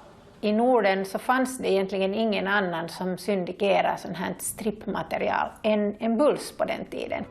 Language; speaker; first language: Swedish; native; Swedish